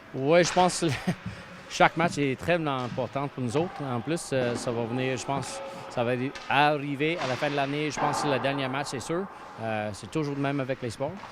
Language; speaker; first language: French; non-native, fluent; English